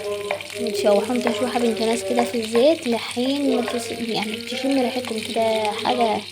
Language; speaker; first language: Arabic; native; Arabic